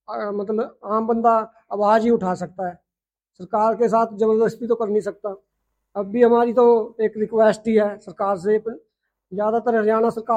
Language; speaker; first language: Hindi; native; Hindi